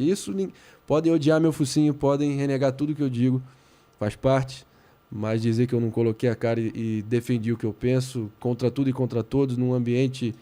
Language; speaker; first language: Portuguese; native; Portuguese